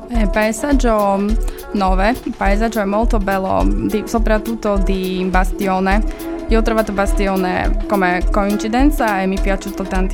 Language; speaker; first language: Italian; non-native, learner; Slovak